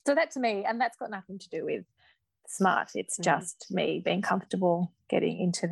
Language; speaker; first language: English; native; English